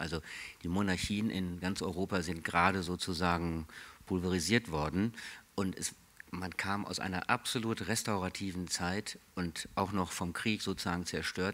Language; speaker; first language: German; native; German